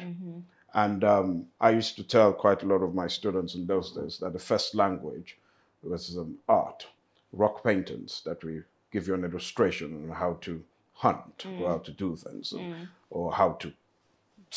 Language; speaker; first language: English; native; English